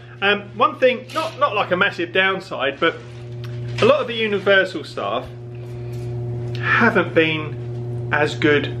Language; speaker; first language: English; native; English